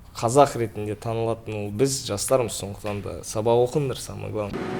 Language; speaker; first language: Kazakh; non-native, local second language; Russian